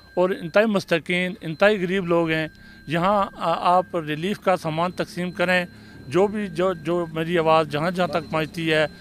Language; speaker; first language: Urdu; non-native, local second language; Pahari-Potwari